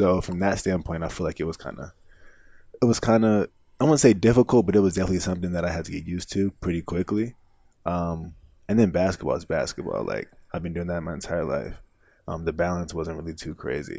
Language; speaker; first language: English; native; English